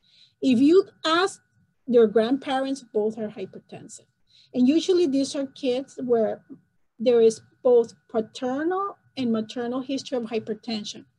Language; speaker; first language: English; non-native, fluent; Spanish